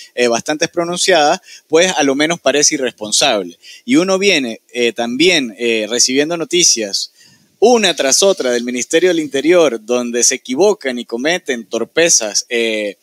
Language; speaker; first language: Spanish; native; Spanish